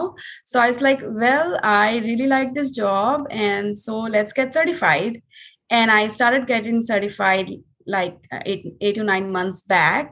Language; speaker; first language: English; non-native, local second language; Hindi